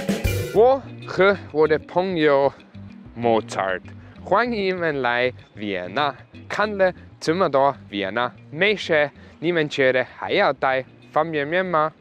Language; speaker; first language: Chinese; non-native, fluent; German